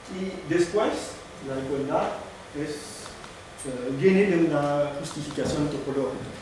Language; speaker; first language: Spanish; non-native, fluent; French